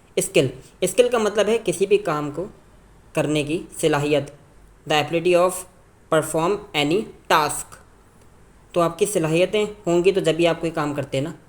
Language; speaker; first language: Urdu; native; Urdu